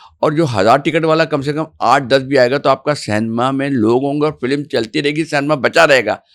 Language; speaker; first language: Urdu; native; Urdu